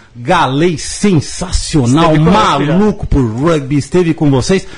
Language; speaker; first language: Portuguese; native; Portuguese